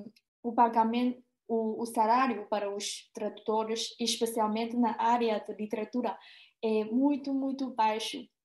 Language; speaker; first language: Portuguese; non-native, fluent; Chinese